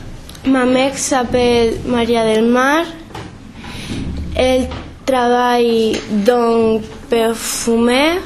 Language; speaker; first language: French; non-native, learner; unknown